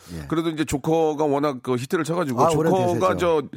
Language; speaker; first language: Korean; native; Korean